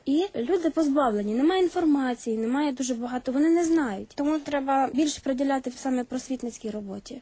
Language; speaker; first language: Ukrainian; native; Ukrainian